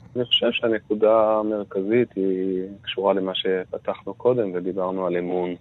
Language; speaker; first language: Hebrew; native; Hebrew